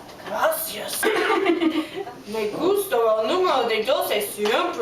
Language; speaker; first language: Spanish; non-native, learner; English